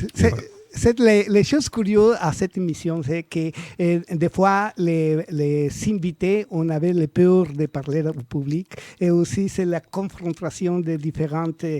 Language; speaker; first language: French; non-native, learner; Spanish